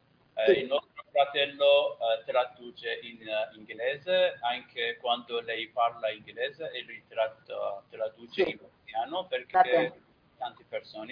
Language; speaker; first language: Italian; non-native, fluent; Persian